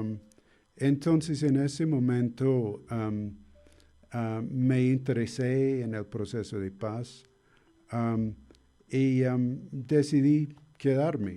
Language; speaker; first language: Spanish; non-native, fluent; English